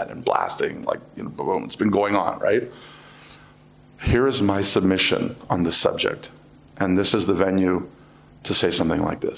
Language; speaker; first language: English; native; English